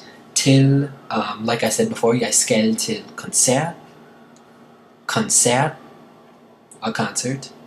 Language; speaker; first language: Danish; non-native, learner; English